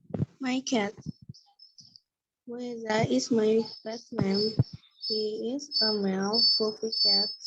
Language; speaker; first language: English; non-native, learner; Indonesian